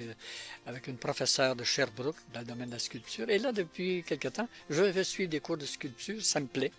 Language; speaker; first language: French; native; French